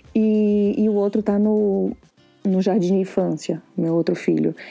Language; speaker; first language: Portuguese; native; Portuguese